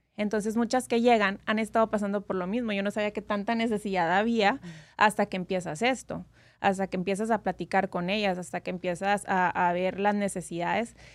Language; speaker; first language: Spanish; native; Spanish